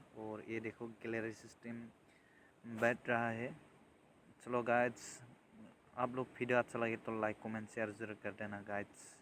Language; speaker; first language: Hindi; non-native, local second language; Bodo